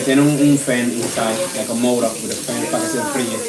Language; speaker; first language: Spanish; early bilingual, other home language; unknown